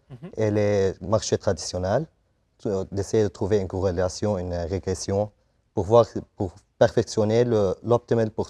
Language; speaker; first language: French; non-native, fluent; Arabic